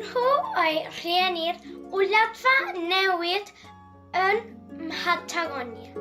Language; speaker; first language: Welsh; non-native, learner; Spanish